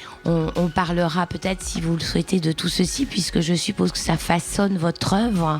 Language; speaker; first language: French; native; French